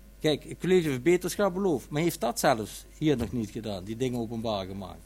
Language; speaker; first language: Dutch; native; Dutch